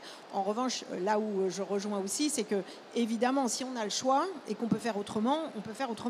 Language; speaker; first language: French; native; French